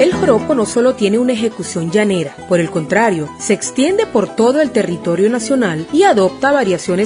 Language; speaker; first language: Spanish; native; Spanish